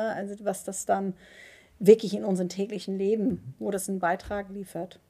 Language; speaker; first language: German; non-native, fluent; Dutch